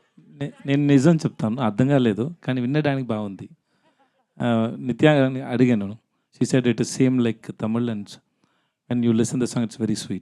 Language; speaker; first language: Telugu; non-native, learner; Tamil